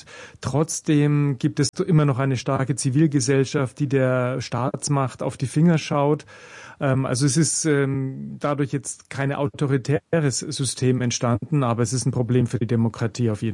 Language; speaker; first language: German; native; German